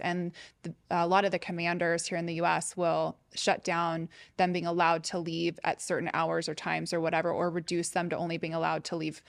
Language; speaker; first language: English; native; English